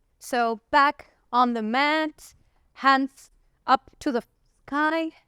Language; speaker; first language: English; non-native, fluent; Italian